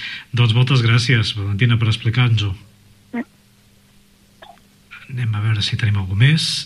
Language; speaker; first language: Catalan; native; Catalan